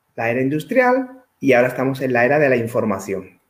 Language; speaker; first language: Spanish; native; Spanish